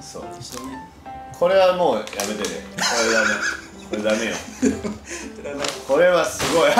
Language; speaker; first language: Japanese; native; Japanese